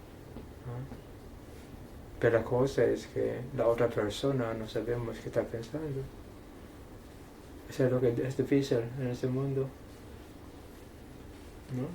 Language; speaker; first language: Spanish; non-native, fluent; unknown